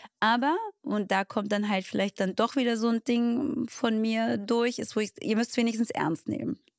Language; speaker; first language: German; early bilingual, other home language; Tigrinya